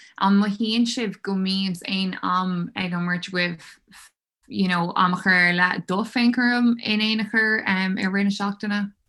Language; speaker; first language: Irish; non-native, local second language; English